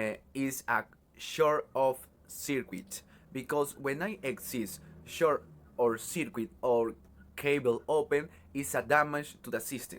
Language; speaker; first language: English; non-native, learner; Spanish